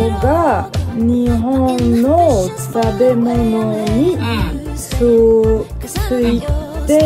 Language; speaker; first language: Japanese; non-native, learner; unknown